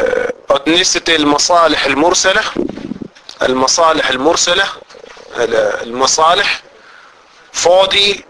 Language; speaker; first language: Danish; non-native, fluent; Arabic